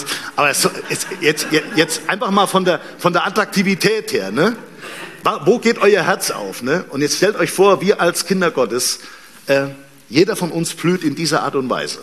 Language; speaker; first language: German; native; German